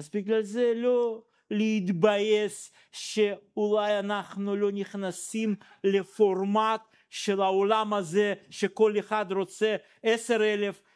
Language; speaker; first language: Hebrew; non-native, fluent; Russian